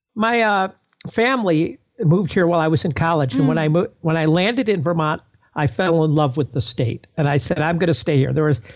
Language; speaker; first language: English; native; English